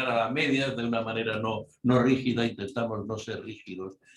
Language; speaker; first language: Spanish; native; Spanish